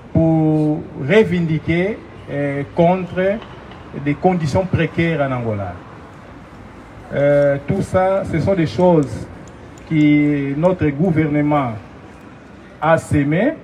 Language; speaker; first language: French; non-native, fluent; Portuguese